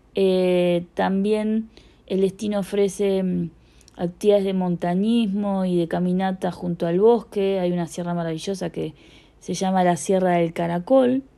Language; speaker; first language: Spanish; native; Spanish